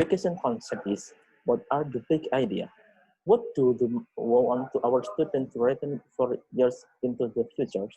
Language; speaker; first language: English; non-native, learner; Indonesian